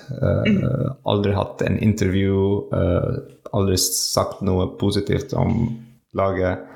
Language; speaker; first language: Norwegian; non-native, learner; French